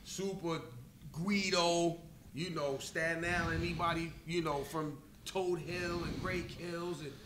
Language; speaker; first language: English; native; English